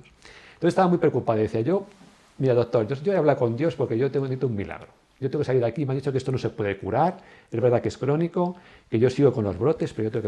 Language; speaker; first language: Spanish; native; Spanish